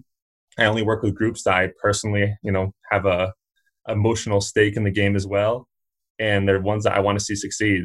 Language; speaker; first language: English; native; English